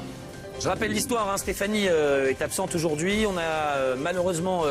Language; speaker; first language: French; native; French